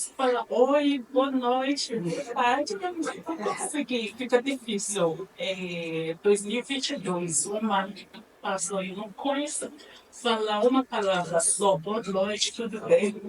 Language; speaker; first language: Portuguese; non-native, learner; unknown